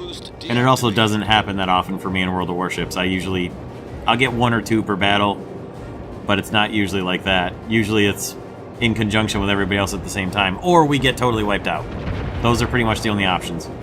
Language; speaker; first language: English; native; English